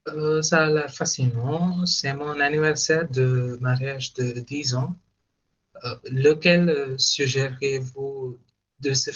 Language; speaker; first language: French; non-native, fluent; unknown